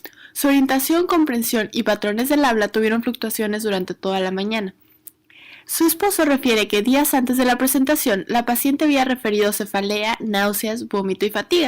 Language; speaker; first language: Spanish; native; Spanish